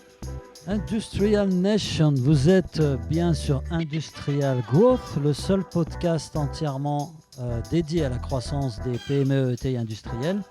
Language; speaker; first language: French; native; French